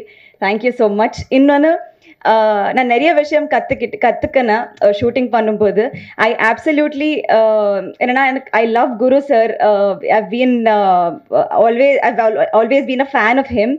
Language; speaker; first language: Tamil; non-native, learner; Telugu